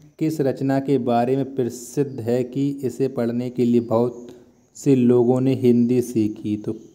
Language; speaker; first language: Hindi; native; Hindi